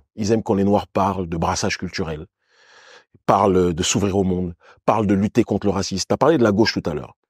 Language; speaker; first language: French; native; French